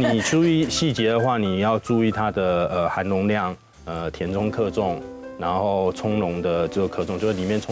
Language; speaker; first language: Chinese; native; Chinese